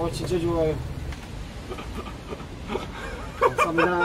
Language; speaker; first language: Korean; non-native, learner; Turkish